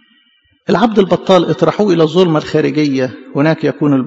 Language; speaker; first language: Arabic; native; Arabic